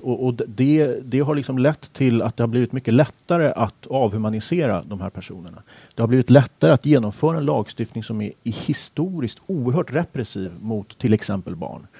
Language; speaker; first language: Swedish; native; Swedish